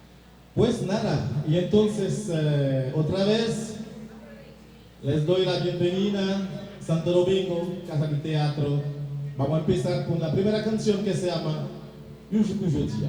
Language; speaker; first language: Spanish; non-native, fluent; Haitian Creole